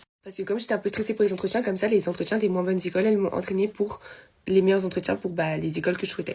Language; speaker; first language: French; native; French